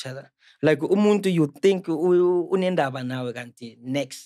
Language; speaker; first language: English; non-native, local second language; Zulu